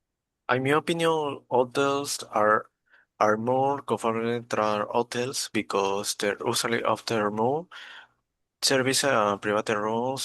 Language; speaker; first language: English; non-native, learner; Spanish